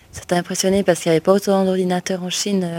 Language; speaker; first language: French; native; French